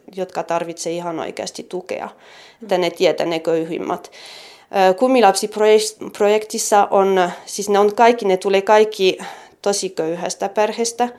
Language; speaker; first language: Finnish; non-native, fluent; French